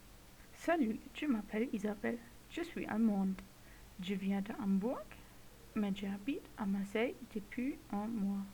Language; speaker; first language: French; non-native, learner; German